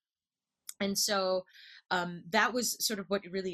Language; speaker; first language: English; native; English